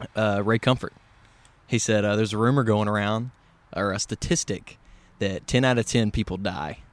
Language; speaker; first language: English; native; English